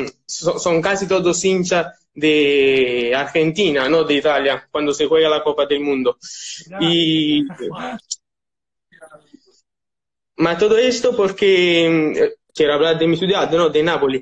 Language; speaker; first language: Spanish; non-native, learner; Italian